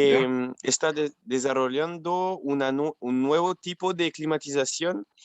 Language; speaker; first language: Spanish; non-native, fluent; French